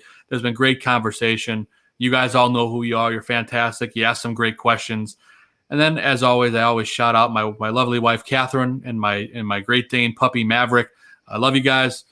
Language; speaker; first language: English; native; English